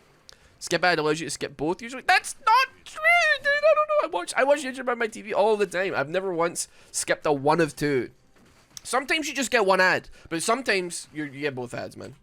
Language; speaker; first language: English; native; English